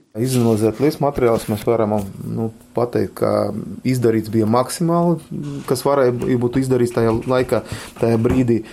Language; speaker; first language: Latvian; non-native, local second language; Russian